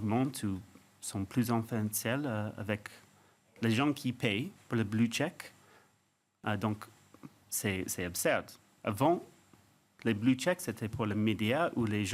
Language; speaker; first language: French; non-native, fluent; English